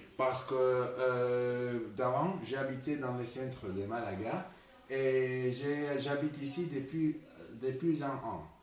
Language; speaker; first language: French; non-native, learner; Spanish